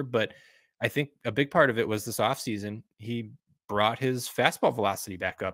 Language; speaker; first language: English; native; English